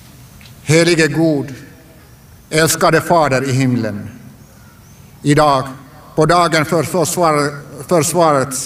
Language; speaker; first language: Swedish; non-native, local second language; Finnish